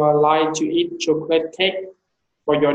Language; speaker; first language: English; non-native, fluent; Vietnamese